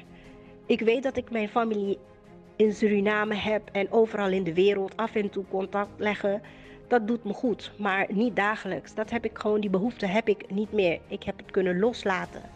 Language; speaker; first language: Dutch; native; Dutch